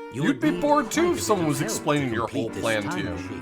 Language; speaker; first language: English; native; English